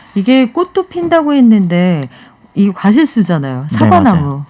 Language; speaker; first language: Korean; native; Korean